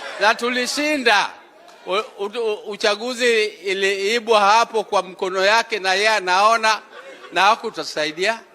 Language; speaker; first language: Swahili; non-native, local second language; Luo (Kenya and Tanzania)